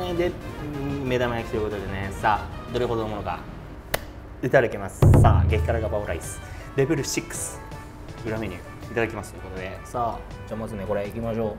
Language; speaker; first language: Japanese; native; Japanese